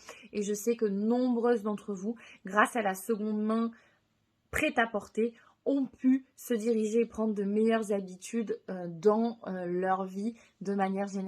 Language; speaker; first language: French; native; French